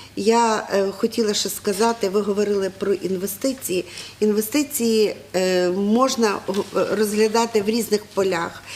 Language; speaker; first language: Ukrainian; native; Ukrainian